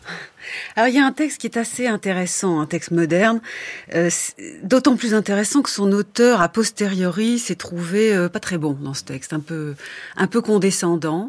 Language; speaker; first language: French; native; French